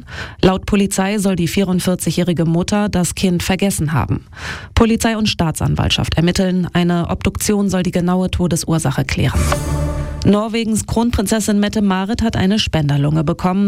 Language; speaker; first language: German; native; German